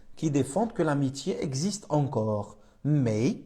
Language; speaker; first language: French; non-native, local second language; Arabic